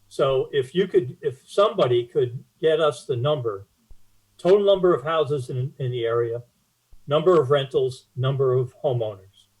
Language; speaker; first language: English; native; English